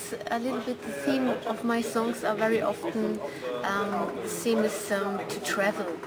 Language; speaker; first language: English; non-native, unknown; German